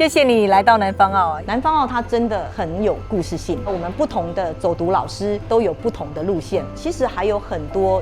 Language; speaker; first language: Chinese; native; Chinese